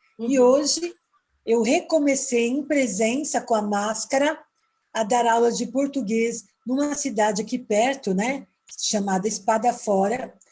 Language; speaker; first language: Portuguese; native; Portuguese